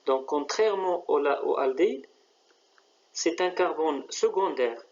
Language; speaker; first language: French; non-native, local second language; Arabic